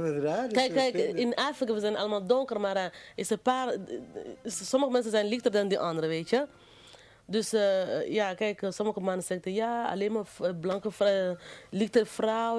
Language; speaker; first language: Dutch; non-native, fluent; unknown